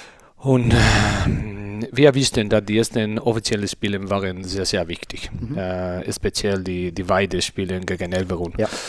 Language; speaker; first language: German; non-native, learner; Spanish